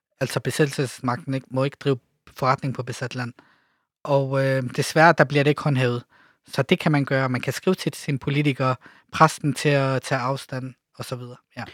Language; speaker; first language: Danish; early bilingual, other home language; Arabic